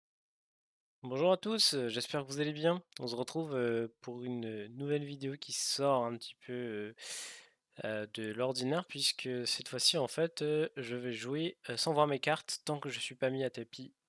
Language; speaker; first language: French; native; French